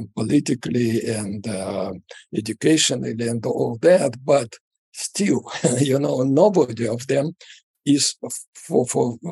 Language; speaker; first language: English; non-native, fluent; Russian